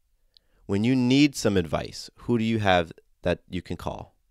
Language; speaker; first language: English; native; English